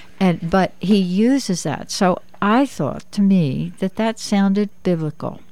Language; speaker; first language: English; native; English